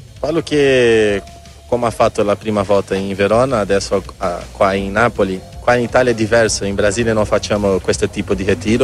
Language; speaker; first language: Italian; non-native, learner; Portuguese